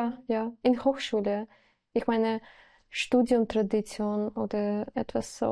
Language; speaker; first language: German; non-native, learner; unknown